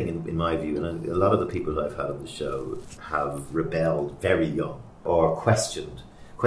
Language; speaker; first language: English; native; English